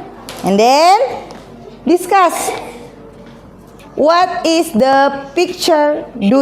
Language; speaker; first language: English; non-native, learner; Indonesian